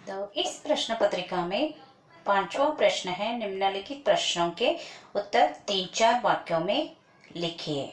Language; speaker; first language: Hindi; non-native, local second language; Kannada